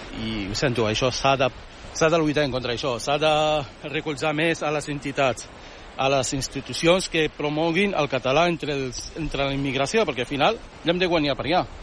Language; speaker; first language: Catalan; early bilingual, other home language; Arabic